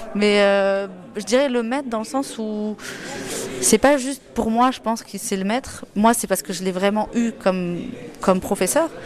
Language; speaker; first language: French; non-native, fluent; Portuguese